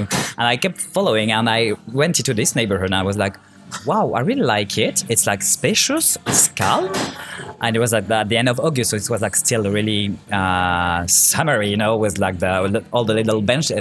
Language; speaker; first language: English; non-native, fluent; French